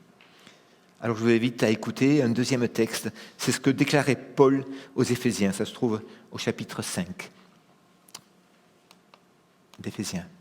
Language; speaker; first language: French; native; French